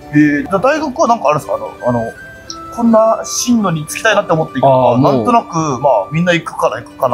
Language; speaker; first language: Japanese; native; Japanese